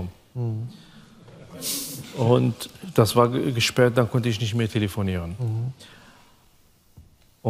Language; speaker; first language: German; non-native, fluent; Arabic